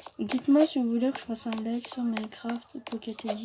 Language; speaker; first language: French; native; French